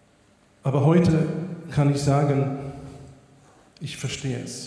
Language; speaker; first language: German; non-native, fluent; Hebrew